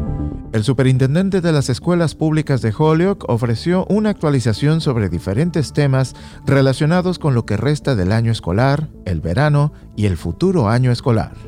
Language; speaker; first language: Spanish; native; Spanish